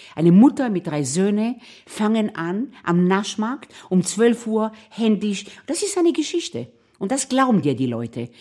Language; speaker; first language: German; non-native, fluent; Hebrew